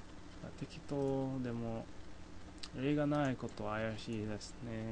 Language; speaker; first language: Japanese; non-native, fluent; English